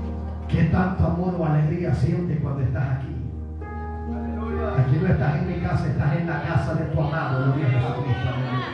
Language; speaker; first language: Spanish; native; Spanish